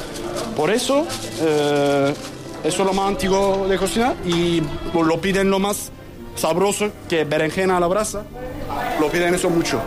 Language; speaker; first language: Spanish; non-native, learner; Turkish